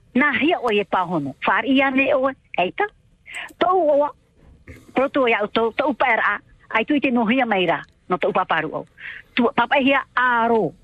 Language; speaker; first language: French; native; French